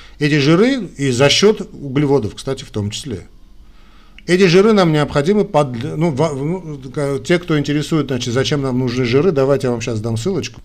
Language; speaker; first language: Russian; non-native, local second language; Armenian